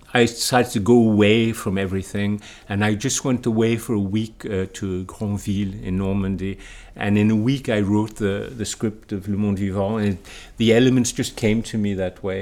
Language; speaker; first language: English; native; English